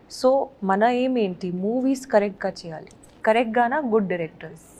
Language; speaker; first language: Telugu; non-native, learner; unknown